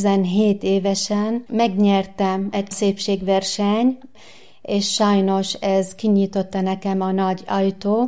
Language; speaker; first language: Hungarian; non-native, learner; Arabic